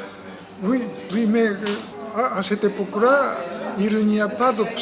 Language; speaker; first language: French; non-native, learner; Japanese